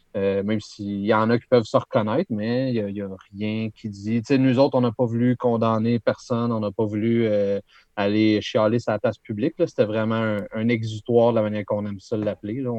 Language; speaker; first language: French; native; French